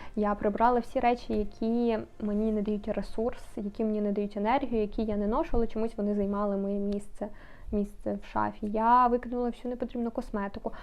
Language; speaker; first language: Ukrainian; non-native, local second language; Russian